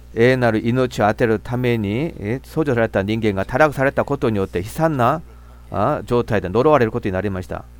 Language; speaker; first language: Japanese; non-native, fluent; Korean